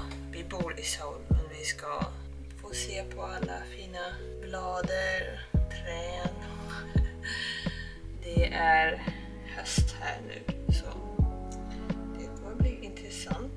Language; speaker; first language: Swedish; early bilingual, heritage; Korean